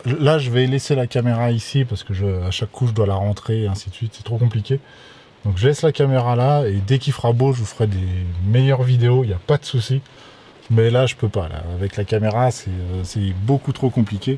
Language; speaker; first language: French; native; French